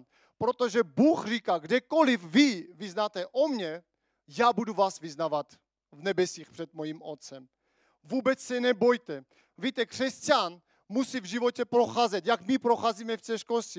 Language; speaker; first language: Czech; non-native, fluent; Armenian